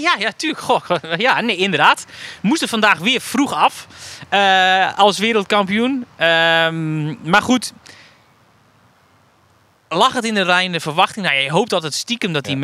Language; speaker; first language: Dutch; native; Dutch